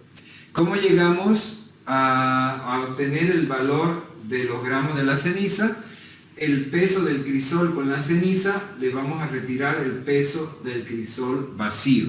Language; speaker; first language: Spanish; native; Spanish